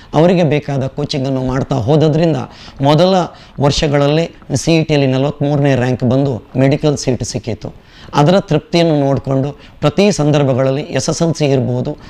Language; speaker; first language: Kannada; native; Kannada